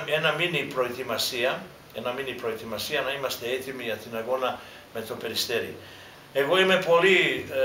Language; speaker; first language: Greek; non-native, fluent; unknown